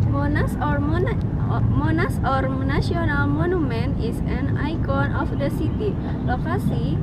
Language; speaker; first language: English; non-native, learner; Indonesian